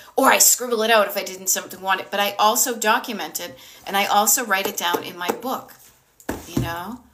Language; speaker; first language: English; native; English